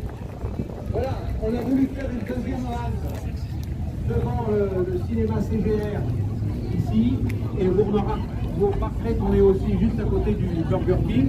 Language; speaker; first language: French; native; French